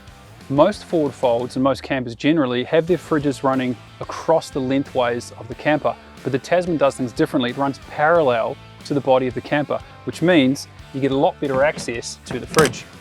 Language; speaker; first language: English; native; English